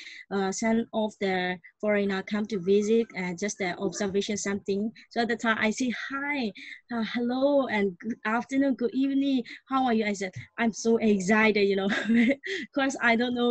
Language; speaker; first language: English; non-native, learner; Burmese